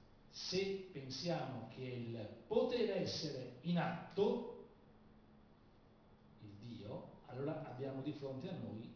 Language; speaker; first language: Italian; native; Italian